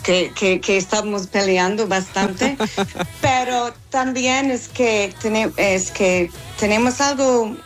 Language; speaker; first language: Spanish; non-native, learner; English